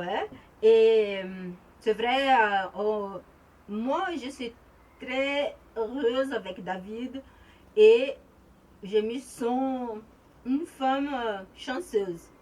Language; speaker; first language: French; non-native, fluent; Portuguese